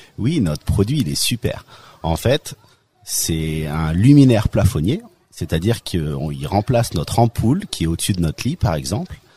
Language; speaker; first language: French; native; French